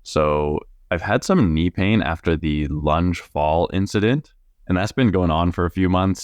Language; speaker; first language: English; native; English